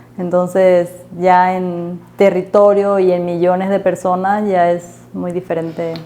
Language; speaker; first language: Spanish; native; Spanish